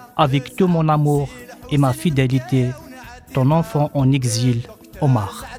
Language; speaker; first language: French; non-native, local second language; Kabyle